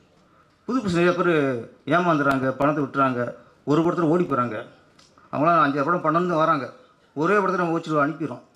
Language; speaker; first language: Tamil; native; Tamil